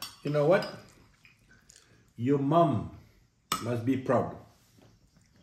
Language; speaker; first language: English; non-native, learner; French